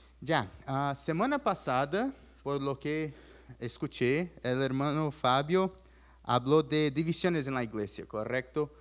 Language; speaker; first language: Spanish; early bilingual, other home language; Portuguese